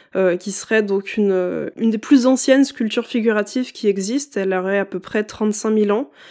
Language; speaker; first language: French; native; French